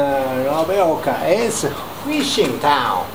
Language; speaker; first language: English; non-native, learner; Japanese